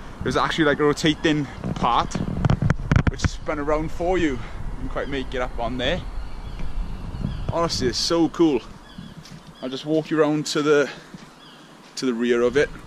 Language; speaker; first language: English; native; English